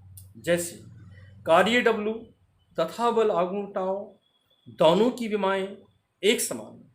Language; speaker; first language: Hindi; native; Hindi